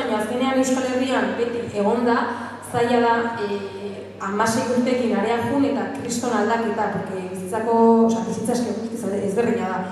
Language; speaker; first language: Basque; non-native, local second language; Spanish